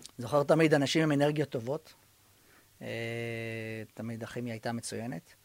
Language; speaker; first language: Hebrew; native; Hebrew